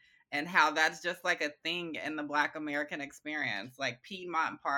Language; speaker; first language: English; native; English